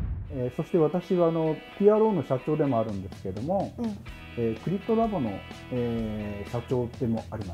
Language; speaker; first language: Japanese; native; Japanese